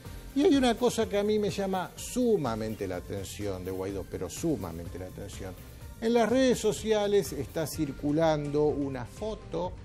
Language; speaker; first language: Spanish; native; Spanish